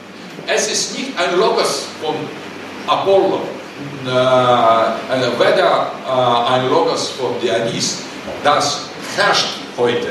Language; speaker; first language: German; non-native, learner; Russian